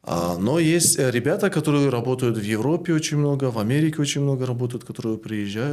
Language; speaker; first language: Russian; non-native, local second language; Tajik